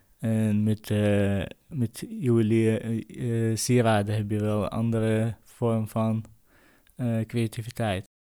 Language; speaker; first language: Dutch; non-native, fluent; Kurdish